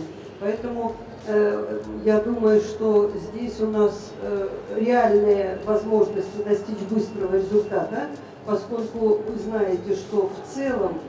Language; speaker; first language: Russian; native; Russian